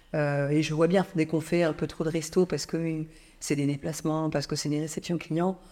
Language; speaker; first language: French; native; French